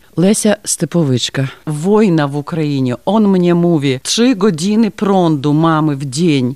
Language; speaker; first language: Polish; non-native, learner; Ukrainian